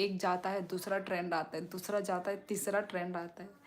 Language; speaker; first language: Hindi; non-native, local second language; Kok Borok